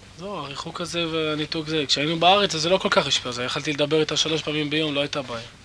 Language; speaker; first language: Hebrew; native; Hebrew